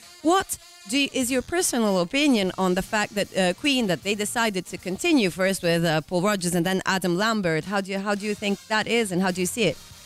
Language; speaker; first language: English; non-native, fluent; Italian